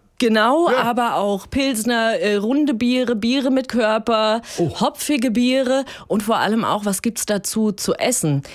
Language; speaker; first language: German; native; German